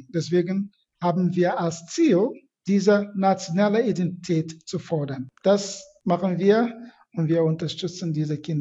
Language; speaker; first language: German; non-native, fluent; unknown